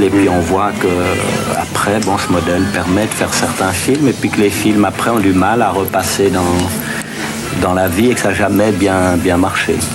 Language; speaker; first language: French; native; French